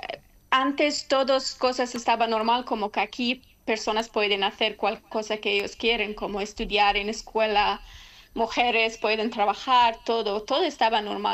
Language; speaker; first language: Spanish; non-native, learner; Persian